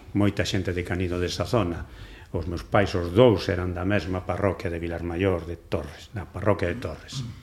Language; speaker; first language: Galician; non-native, local second language; Spanish